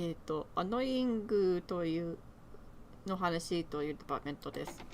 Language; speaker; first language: Japanese; non-native, learner; English